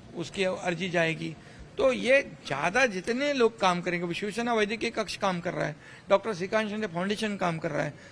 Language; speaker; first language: Hindi; non-native, local second language; Marathi